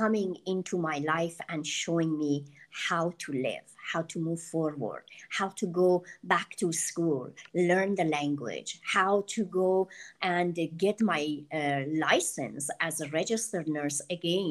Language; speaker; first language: English; non-native, fluent; Persian